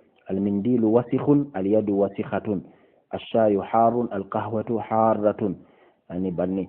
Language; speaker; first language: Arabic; non-native, fluent; Fula